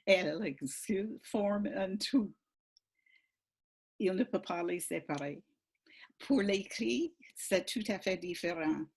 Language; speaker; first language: French; non-native, fluent; English